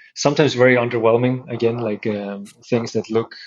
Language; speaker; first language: English; non-native, fluent; Icelandic